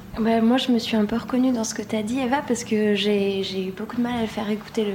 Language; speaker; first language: French; non-native, fluent; Spanish